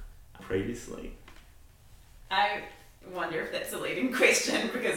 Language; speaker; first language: English; native; English